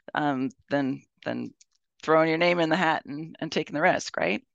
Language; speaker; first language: English; native; English